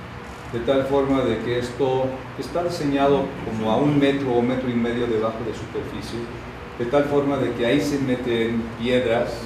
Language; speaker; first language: Spanish; native; Spanish